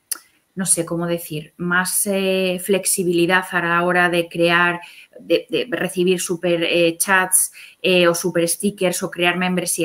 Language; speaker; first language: Spanish; native; Spanish